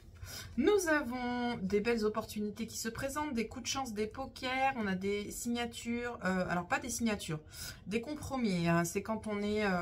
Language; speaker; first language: French; native; French